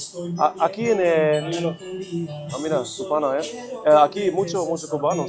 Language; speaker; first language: Spanish; non-native, fluent; German